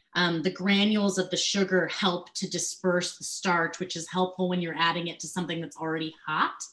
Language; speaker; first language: English; native; English